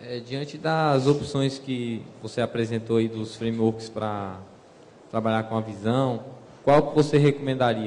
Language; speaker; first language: Portuguese; native; Portuguese